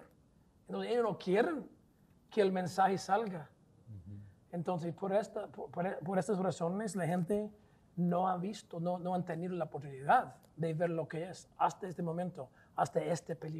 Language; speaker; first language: Spanish; non-native, fluent; English